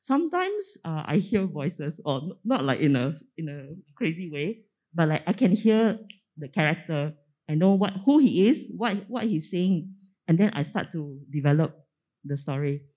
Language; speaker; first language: English; non-native, local second language; Min Nan Chinese